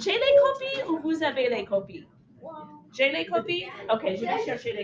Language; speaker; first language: French; non-native, fluent; English